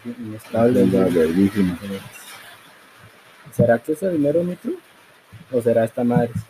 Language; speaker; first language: Spanish; native; Spanish